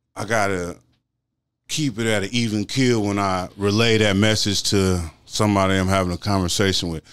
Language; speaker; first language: English; native; English